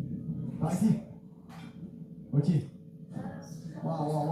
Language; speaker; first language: French; native; French